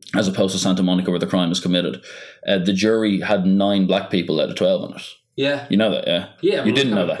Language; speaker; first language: English; native; English